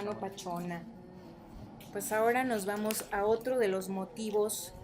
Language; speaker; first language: Spanish; native; Spanish